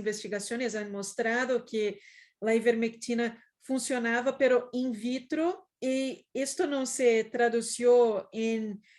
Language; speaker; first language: Spanish; non-native, fluent; Portuguese